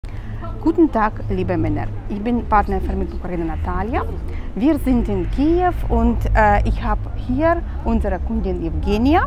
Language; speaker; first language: German; non-native, learner; Russian